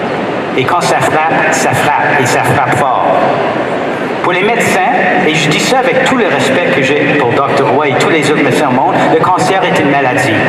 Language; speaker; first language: French; non-native, fluent; English